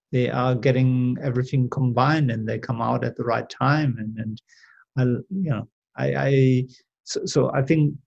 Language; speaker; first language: English; non-native, fluent; German